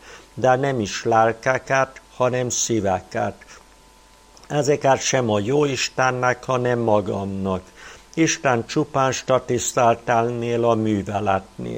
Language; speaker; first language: Hungarian; native; Hungarian